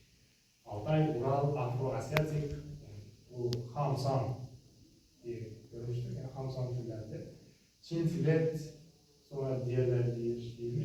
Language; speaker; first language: Turkish; non-native, learner; Uzbek